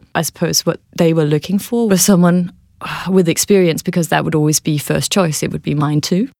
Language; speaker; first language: English; non-native, fluent; Danish